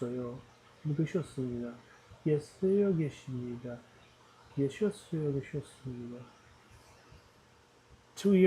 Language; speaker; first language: Korean; non-native, learner; Dutch